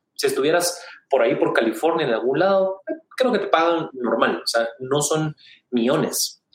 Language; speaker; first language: Spanish; native; Spanish